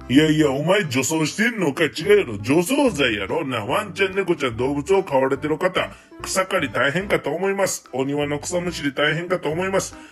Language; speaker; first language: Japanese; native; Japanese